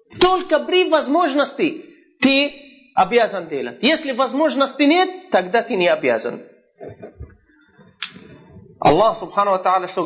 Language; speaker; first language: Russian; non-native, fluent; Arabic